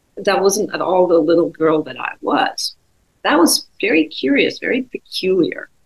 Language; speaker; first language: English; non-native, fluent; Czech